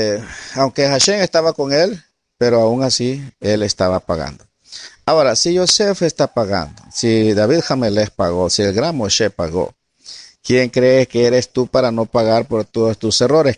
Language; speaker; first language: Spanish; native; Spanish